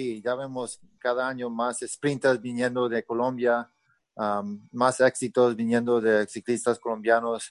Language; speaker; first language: Spanish; early bilingual, heritage; Spanish